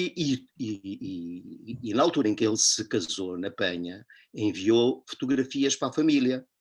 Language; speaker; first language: Portuguese; native; Portuguese